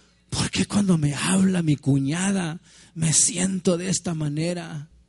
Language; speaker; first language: Spanish; early bilingual, heritage; Spanish